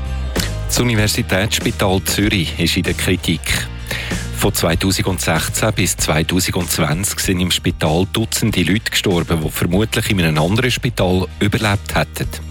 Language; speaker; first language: German; native; German